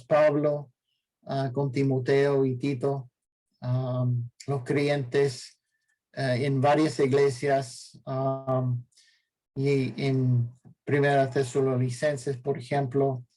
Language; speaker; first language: Spanish; non-native, fluent; English